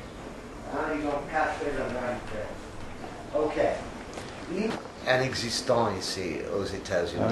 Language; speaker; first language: French; non-native, fluent; English